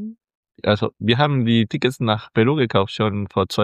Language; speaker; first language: German; non-native, fluent; Spanish